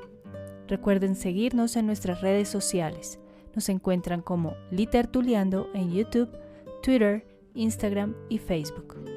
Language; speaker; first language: Spanish; native; Spanish